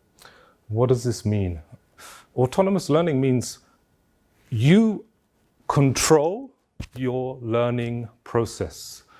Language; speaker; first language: English; non-native, fluent; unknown